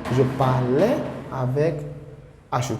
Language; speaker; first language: French; non-native, fluent; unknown